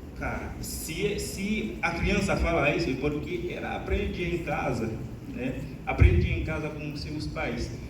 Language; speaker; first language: Portuguese; non-native, fluent; Haitian Creole